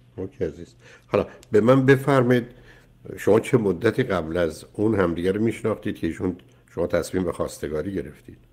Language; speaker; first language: Persian; native; Persian